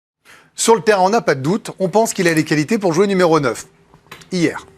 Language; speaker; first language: French; native; French